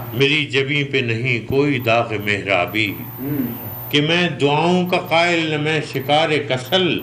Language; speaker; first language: Urdu; native; Urdu